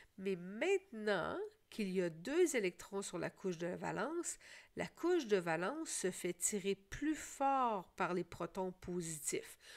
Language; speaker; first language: French; native; French